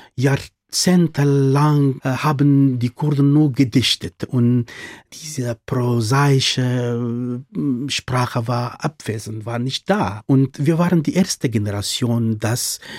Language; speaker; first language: German; non-native, fluent; Arabic